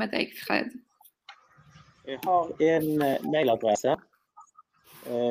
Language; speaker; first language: Norwegian; non-native, fluent; Polish